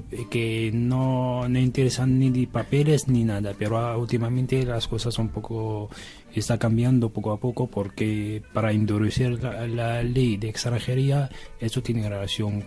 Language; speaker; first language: Spanish; non-native, learner; Arabic